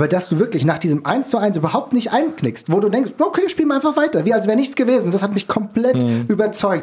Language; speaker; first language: German; native; German